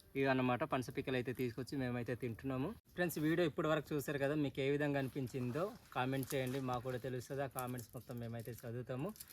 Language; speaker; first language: Telugu; non-native, local second language; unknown